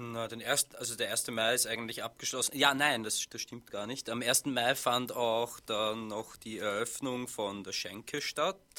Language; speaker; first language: German; native; German